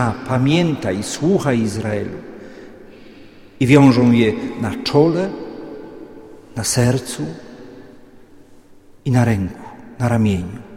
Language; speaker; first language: Polish; native; Polish